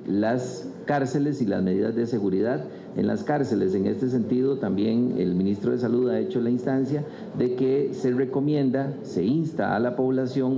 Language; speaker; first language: Spanish; native; Spanish